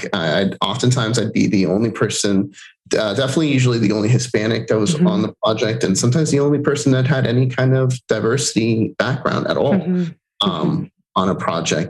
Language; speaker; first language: English; non-native, fluent; Spanish